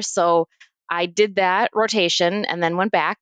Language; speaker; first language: English; native; English